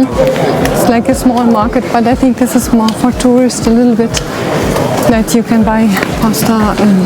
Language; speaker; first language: English; non-native, learner; German